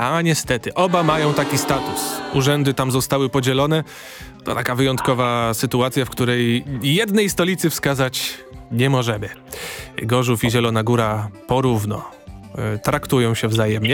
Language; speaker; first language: Polish; native; Polish